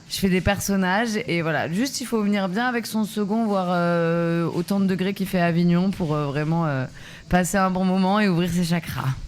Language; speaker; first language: French; native; French